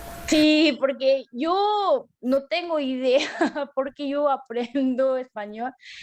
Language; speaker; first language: Spanish; non-native, learner; Korean